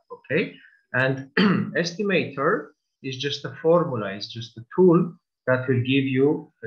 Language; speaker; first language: English; non-native, fluent; Armenian